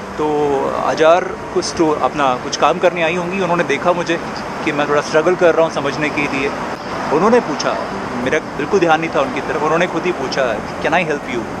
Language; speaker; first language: Hindi; native; Hindi